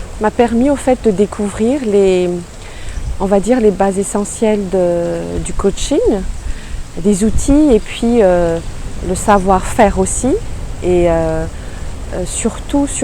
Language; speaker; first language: French; non-native, local second language; Malagasy